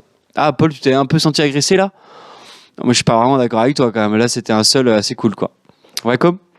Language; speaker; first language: French; native; French